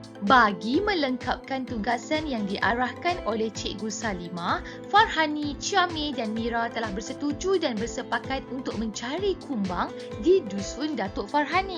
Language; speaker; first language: Malay; native; Malay